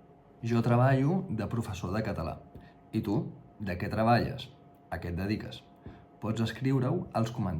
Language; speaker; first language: Catalan; non-native, fluent; Russian